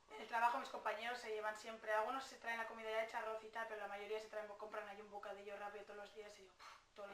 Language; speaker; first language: Spanish; native; Spanish